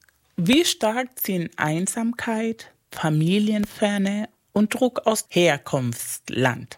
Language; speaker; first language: German; non-native, fluent; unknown